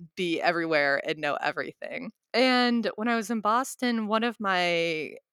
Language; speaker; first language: English; native; English